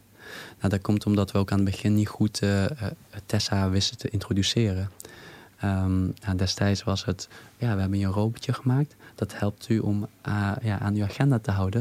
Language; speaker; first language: Dutch; native; Dutch